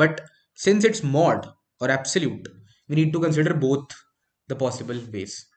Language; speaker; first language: English; non-native, local second language; Hindi